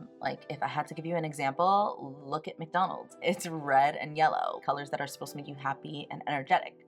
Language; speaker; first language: English; native; English